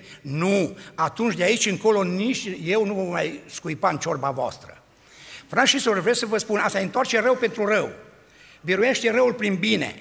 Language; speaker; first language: Romanian; native; Romanian